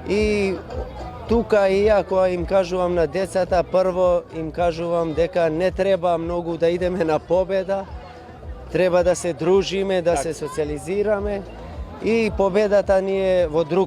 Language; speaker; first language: Macedonian; non-native, local second language; Albanian